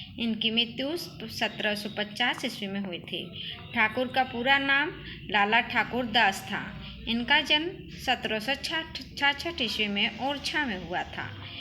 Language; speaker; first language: Hindi; native; Hindi